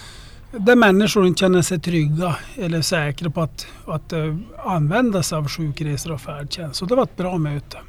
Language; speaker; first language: Swedish; native; Swedish